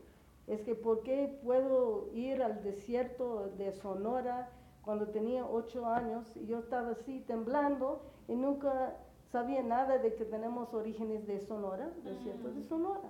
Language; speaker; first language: Spanish; early bilingual, heritage; English